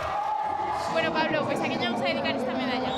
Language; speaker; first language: Galician; native; Galician